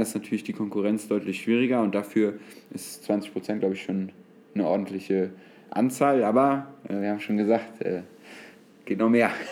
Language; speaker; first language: German; native; German